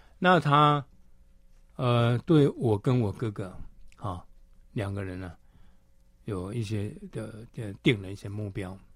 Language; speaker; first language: Chinese; native; Chinese